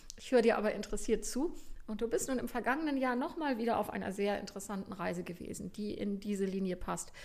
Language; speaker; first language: German; native; German